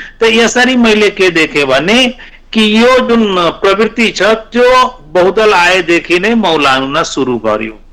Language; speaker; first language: Nepali; non-native, local second language; Maithili